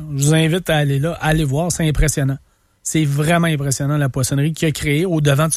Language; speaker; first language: French; native; French